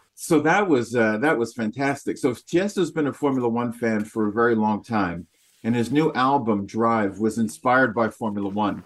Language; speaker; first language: English; native; English